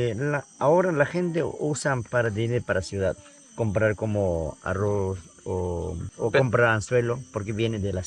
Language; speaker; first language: Spanish; non-native, local second language; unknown